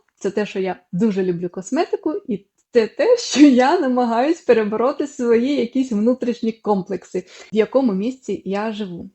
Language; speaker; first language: Ukrainian; non-native, local second language; Russian